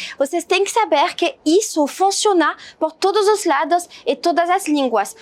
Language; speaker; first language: Portuguese; non-native, fluent; French